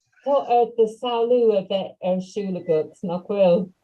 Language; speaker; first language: Irish; non-native, local second language; English